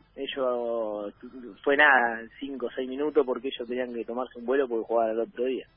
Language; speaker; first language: Spanish; native; Spanish